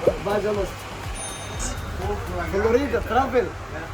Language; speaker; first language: Russian; non-native, learner; Arabic